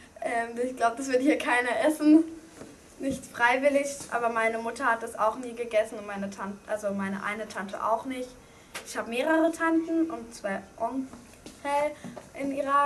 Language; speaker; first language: German; early bilingual, other home language; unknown